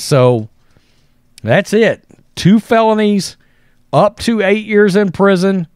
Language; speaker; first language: English; native; English